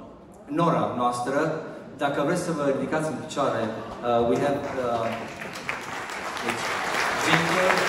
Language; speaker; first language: Romanian; early bilingual, heritage; Romanian